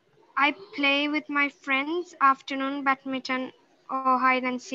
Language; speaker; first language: English; non-native, learner; Sinhala